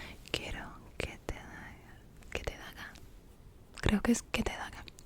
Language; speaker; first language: Spanish; early bilingual, heritage; Spanish